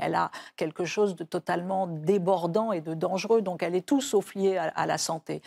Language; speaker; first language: French; native; French